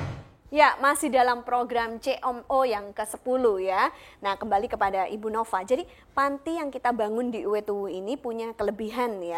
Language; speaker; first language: Indonesian; native; Indonesian